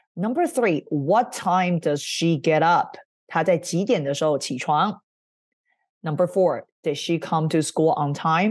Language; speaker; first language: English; non-native, fluent; Chinese